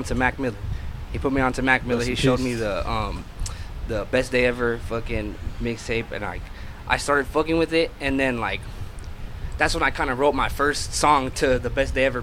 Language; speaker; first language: English; native; English